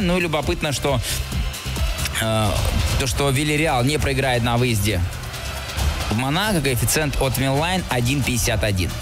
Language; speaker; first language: Russian; native; Russian